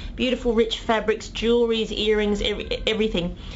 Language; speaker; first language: English; native; English